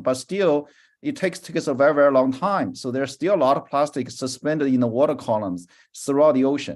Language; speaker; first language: English; non-native, fluent; Chinese